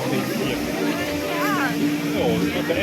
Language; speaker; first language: English; non-native, learner; German